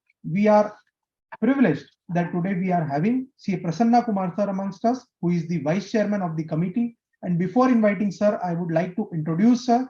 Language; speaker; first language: English; non-native, local second language; Hindi